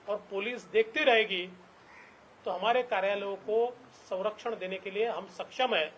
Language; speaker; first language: Hindi; non-native, local second language; Marathi